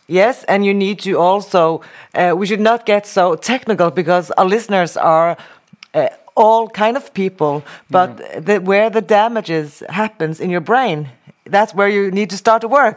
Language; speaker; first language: English; non-native, fluent; Norwegian